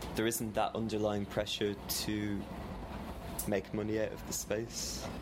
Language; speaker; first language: English; native; English